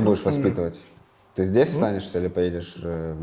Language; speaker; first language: Russian; native; Russian